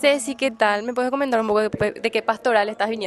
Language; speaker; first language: Spanish; native; Spanish